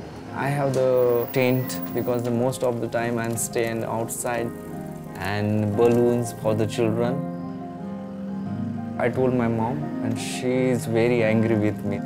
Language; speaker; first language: English; non-native, local second language; Marathi